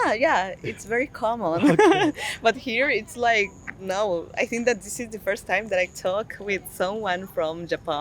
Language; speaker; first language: English; non-native, fluent; Spanish